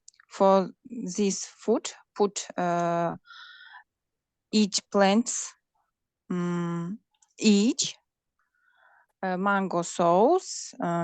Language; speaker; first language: English; non-native, learner; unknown